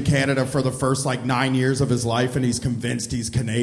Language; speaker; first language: English; native; English